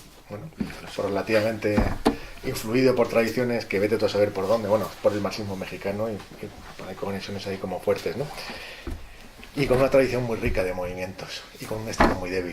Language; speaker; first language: Spanish; native; Spanish